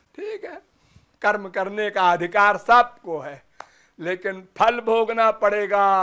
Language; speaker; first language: Hindi; native; Hindi